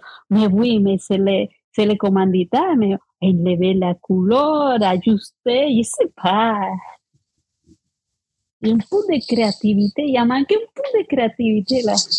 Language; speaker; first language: French; non-native, fluent; Spanish